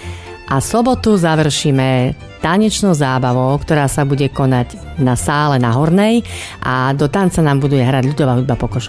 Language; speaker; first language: Slovak; native; Slovak